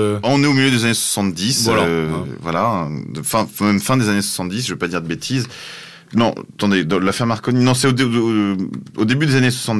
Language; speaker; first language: French; native; French